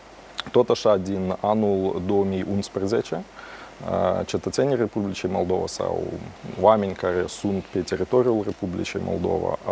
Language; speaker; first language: Romanian; non-native, local second language; Russian